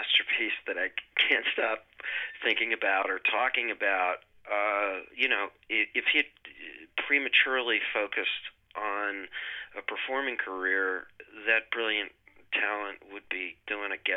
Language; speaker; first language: English; native; English